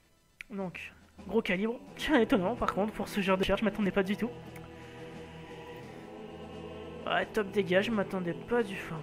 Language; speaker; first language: French; native; French